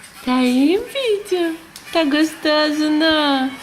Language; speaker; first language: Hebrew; non-native, fluent; Portuguese